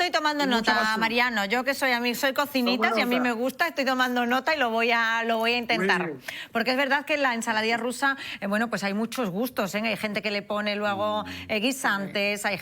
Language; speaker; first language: Spanish; native; Spanish